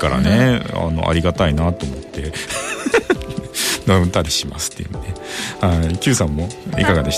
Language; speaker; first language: Japanese; native; Japanese